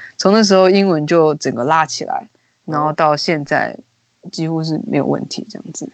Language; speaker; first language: Chinese; native; Chinese